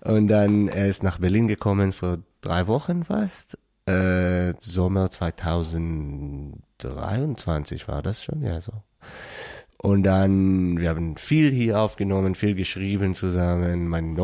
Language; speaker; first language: German; non-native, learner; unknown